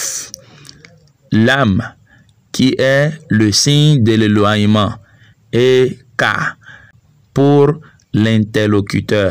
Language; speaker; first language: French; non-native, local second language; Fon